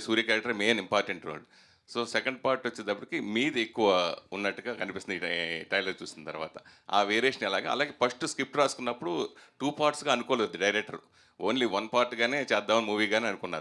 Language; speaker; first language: Telugu; native; Telugu